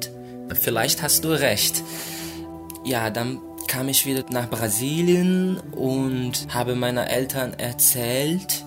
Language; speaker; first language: German; non-native, fluent; Portuguese